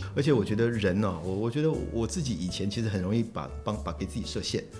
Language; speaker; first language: Chinese; native; Chinese